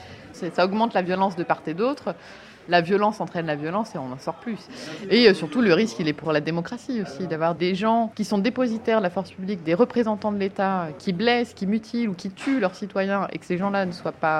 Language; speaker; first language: French; native; French